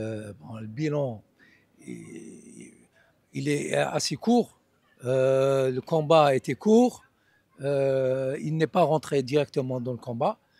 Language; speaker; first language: French; non-native, local second language; Arabic